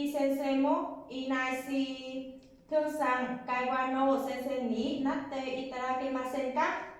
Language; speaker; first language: Japanese; non-native, learner; Vietnamese